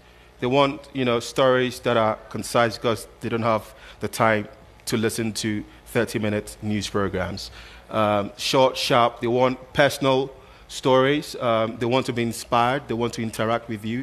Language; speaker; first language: English; non-native, local second language; Akan